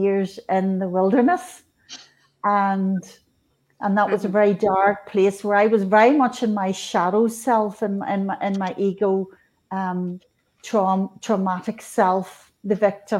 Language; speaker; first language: English; native; English